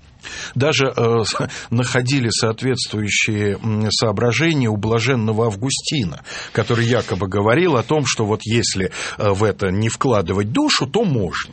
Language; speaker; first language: Russian; native; Russian